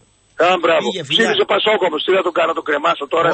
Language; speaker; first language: Greek; native; Greek